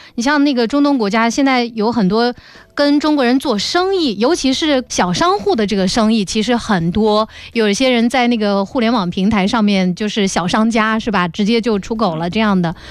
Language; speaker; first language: Chinese; native; Chinese